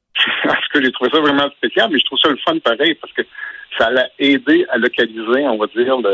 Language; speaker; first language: French; native; French